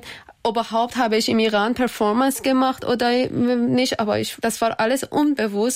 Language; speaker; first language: German; non-native, learner; Persian